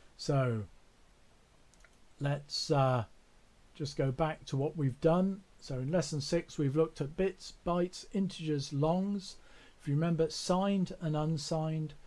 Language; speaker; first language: English; native; English